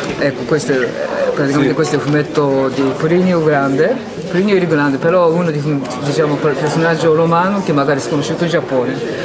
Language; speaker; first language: Italian; non-native, fluent; Japanese